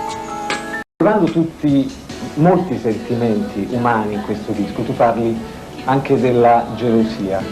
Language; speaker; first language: Italian; native; Italian